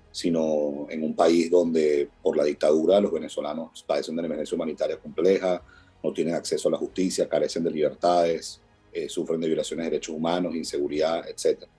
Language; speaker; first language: Spanish; native; Spanish